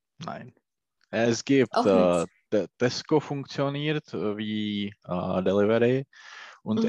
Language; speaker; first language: German; non-native, learner; Czech